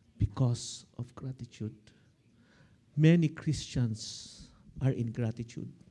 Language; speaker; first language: English; non-native, local second language; Filipino